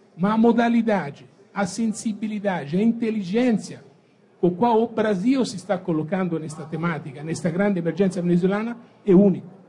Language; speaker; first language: Portuguese; non-native, fluent; Italian